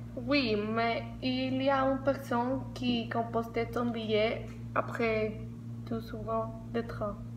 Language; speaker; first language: French; non-native, learner; Spanish